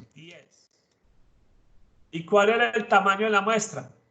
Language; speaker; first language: Spanish; native; Spanish